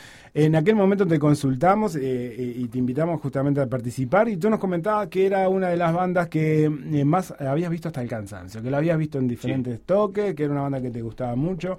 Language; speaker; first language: Spanish; native; Spanish